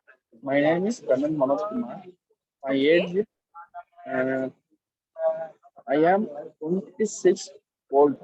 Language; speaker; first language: English; non-native, learner; Tamil